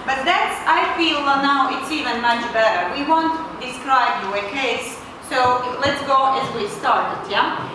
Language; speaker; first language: English; non-native, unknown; Latvian